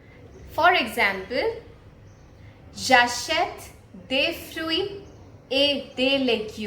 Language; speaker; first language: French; non-native, fluent; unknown